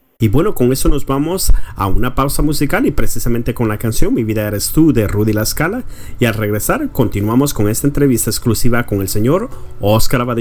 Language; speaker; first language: Spanish; early bilingual, heritage; Spanish